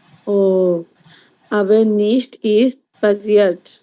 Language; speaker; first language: German; non-native, learner; Bangla